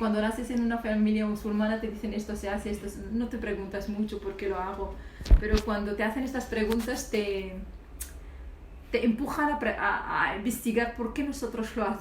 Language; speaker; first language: Spanish; non-native, local second language; Arabic